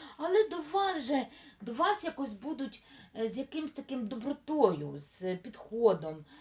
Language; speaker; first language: Ukrainian; non-native, local second language; Russian